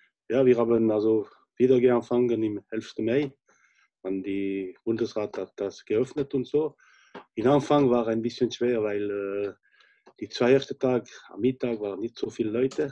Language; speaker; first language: German; non-native, fluent; French